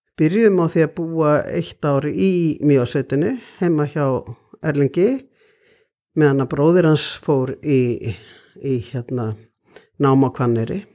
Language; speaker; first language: Icelandic; native; Icelandic